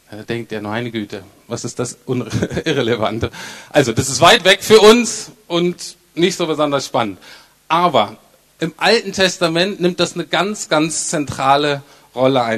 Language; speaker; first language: German; native; German